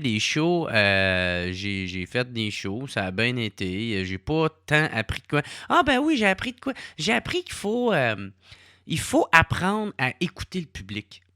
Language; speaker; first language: French; native; French